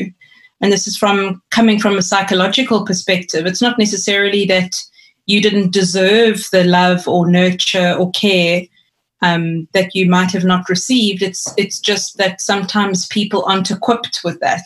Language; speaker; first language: English; native; English